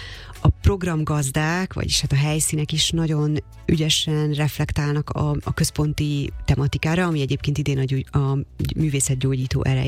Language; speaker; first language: Hungarian; native; Hungarian